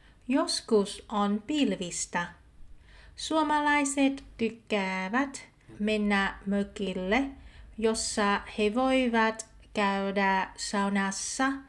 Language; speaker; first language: Finnish; non-native, fluent; Vietnamese